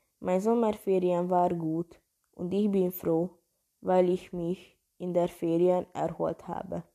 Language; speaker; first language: German; non-native, learner; Hungarian